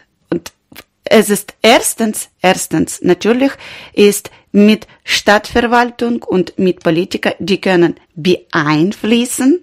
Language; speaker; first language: German; non-native, learner; Ukrainian